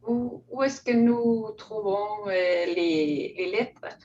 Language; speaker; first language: French; non-native, learner; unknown